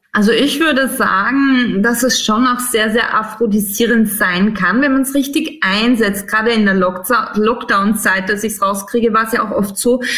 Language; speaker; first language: German; native; German